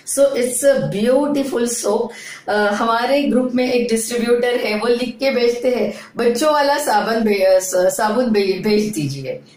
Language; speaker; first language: Hindi; non-native, local second language; Marathi